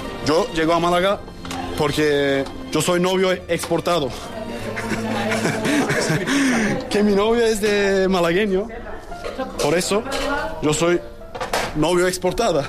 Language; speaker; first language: Spanish; non-native, learner; Turkish